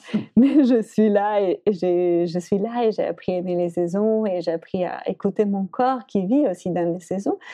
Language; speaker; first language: French; non-native, fluent; Spanish